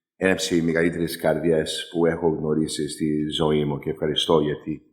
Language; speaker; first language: Greek; early bilingual, heritage; Greek